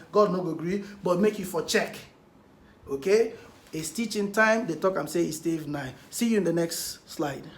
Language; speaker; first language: Nigerian Pidgin; non-native, local second language; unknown